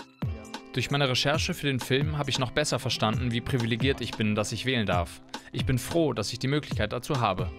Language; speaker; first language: German; native; German